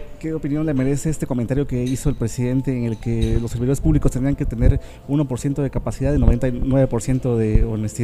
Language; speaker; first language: Spanish; native; Spanish